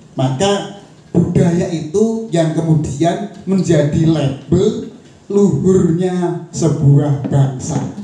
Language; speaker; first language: Indonesian; native; Indonesian